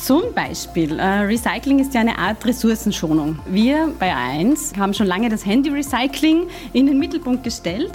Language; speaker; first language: German; native; German